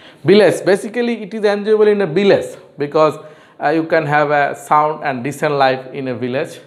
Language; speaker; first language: English; non-native, local second language; Bangla